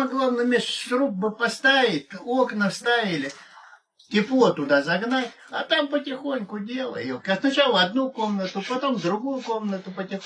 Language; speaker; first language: Russian; native; Russian